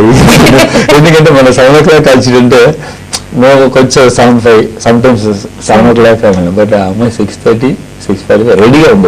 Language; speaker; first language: Telugu; non-native, learner; Tamil